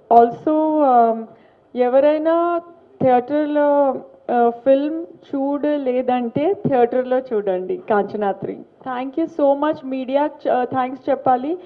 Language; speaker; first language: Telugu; non-native, learner; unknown